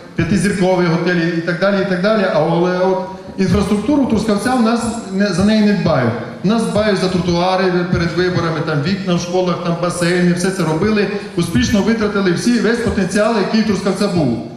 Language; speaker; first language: Ukrainian; native; Ukrainian